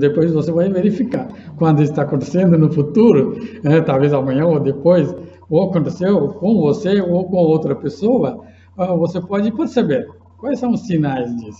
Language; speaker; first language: Portuguese; non-native, fluent; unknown